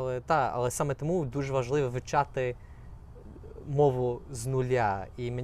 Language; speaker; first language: Ukrainian; non-native, fluent; English